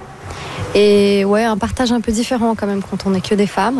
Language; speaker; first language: French; non-native, fluent; Portuguese